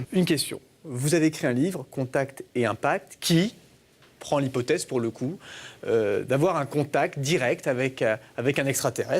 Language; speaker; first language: French; native; French